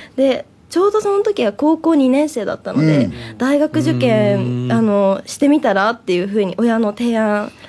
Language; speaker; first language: Japanese; native; Japanese